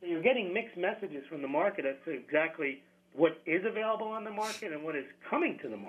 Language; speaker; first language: English; native; English